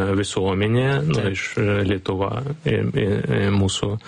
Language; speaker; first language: Lithuanian; non-native, learner; Ukrainian